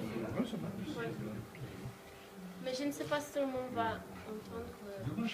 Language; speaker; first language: French; non-native, learner; Portuguese